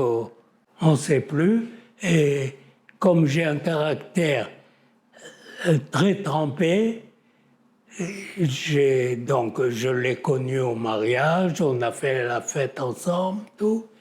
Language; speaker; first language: French; native; French